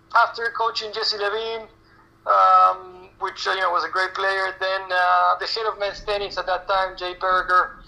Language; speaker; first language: English; non-native, fluent; Spanish